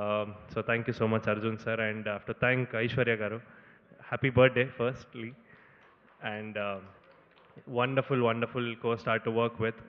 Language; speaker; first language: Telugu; non-native, learner; Kannada